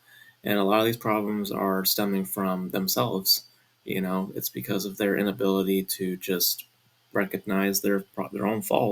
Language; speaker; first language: English; native; English